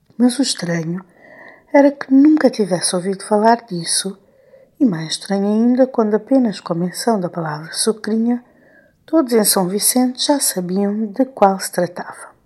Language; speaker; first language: Portuguese; non-native, local second language; Kabuverdianu